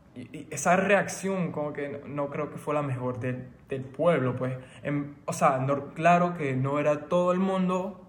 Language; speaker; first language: Spanish; early bilingual, other home language; French